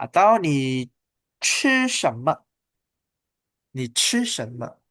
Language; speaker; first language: Chinese; non-native, fluent; Indonesian